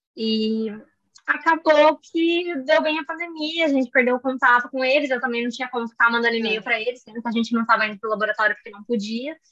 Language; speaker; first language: Portuguese; native; Portuguese